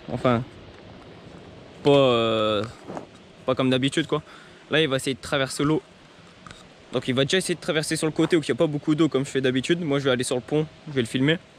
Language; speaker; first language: French; native; French